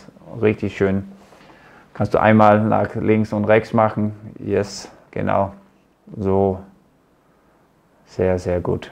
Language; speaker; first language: German; non-native, fluent; Danish